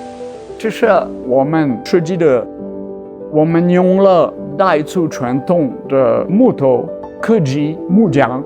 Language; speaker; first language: Chinese; non-native, fluent; French